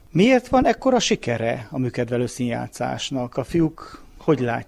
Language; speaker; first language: Hungarian; native; Hungarian